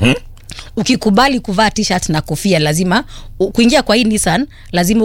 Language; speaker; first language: Swahili; non-native, local second language; Kikuyu